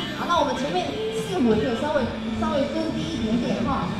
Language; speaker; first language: Chinese; native; Chinese